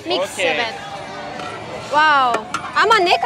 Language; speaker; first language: Turkish; non-native, learner; Kazakh